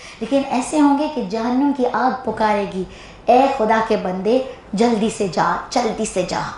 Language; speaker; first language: Urdu; early bilingual, heritage; Urdu